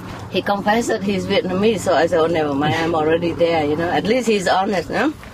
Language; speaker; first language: English; non-native, fluent; Vietnamese